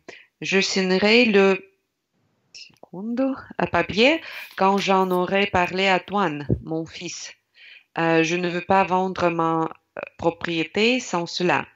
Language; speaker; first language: French; non-native, learner; Russian